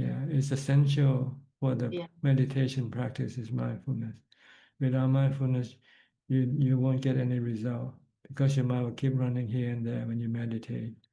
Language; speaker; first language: English; non-native, fluent; Thai